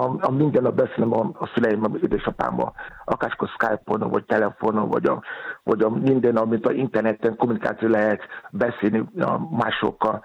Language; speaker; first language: Hungarian; non-native, learner; Yoruba